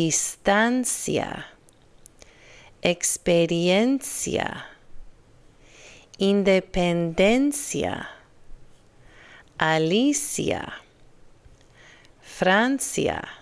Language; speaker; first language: Spanish; non-native, fluent; English